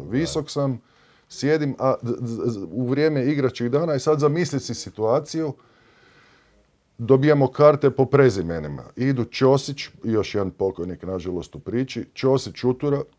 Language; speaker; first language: Serbian; native; Serbian